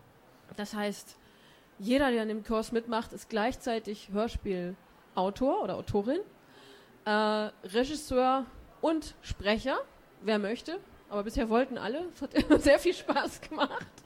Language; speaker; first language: German; native; German